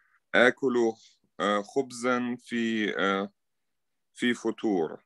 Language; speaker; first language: Arabic; non-native, learner; German